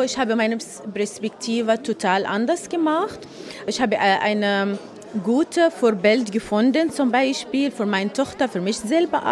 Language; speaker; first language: German; non-native, learner; Arabic